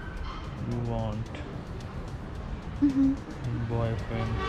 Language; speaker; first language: English; non-native, learner; Hindi